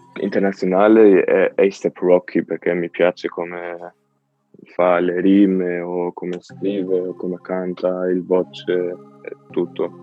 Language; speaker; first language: Italian; non-native, learner; Albanian